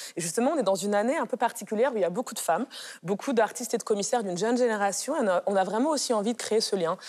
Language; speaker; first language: French; native; French